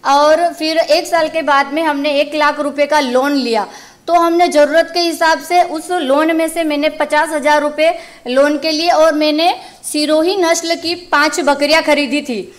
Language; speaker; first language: Hindi; native; Hindi